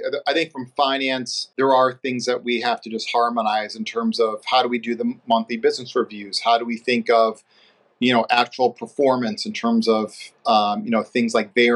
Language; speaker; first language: English; native; English